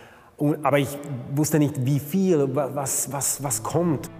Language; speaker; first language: German; non-native, fluent; Slovak